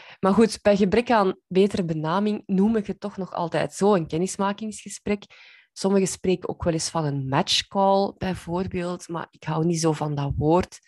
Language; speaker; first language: Dutch; native; Dutch